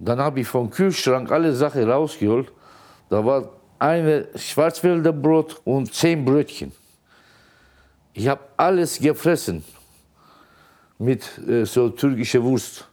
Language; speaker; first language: German; non-native, fluent; Turkish